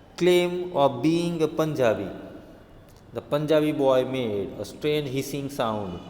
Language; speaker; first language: English; non-native, local second language; Hindi